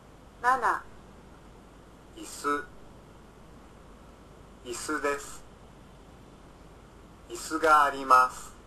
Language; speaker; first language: Japanese; non-native, learner; Indonesian